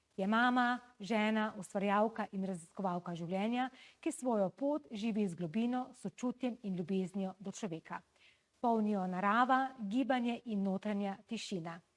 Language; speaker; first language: Slovenian; native; Slovenian